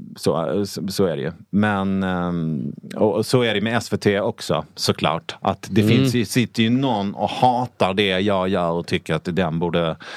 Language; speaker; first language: Swedish; native; Swedish